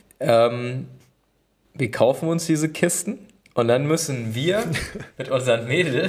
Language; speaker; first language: German; native; German